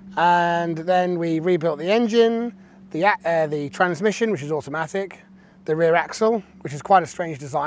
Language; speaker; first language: English; native; English